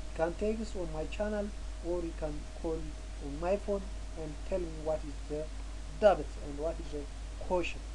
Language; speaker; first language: English; non-native, local second language; Amharic